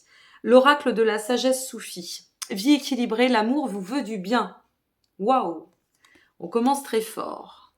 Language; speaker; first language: French; native; French